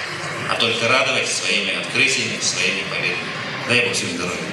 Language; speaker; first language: Russian; native; Russian